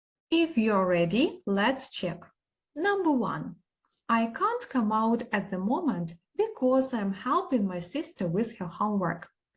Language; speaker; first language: English; non-native, fluent; Ukrainian